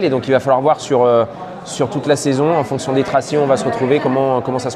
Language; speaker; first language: French; native; French